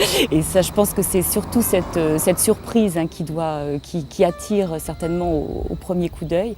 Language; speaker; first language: French; native; French